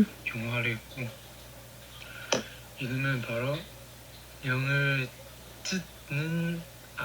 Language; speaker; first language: Korean; non-native, fluent; Chinese